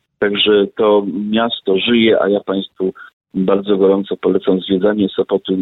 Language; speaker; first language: Polish; native; Polish